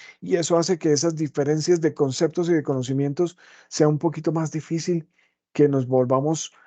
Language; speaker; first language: Spanish; native; Spanish